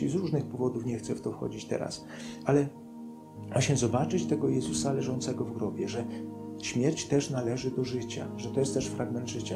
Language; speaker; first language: Polish; native; Polish